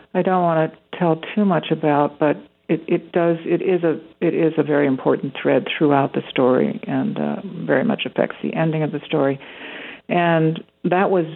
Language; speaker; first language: English; native; English